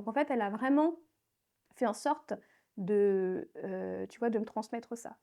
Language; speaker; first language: French; early bilingual, other home language; Haitian Creole